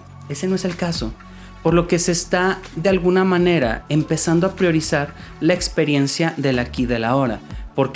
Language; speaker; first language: Spanish; native; Spanish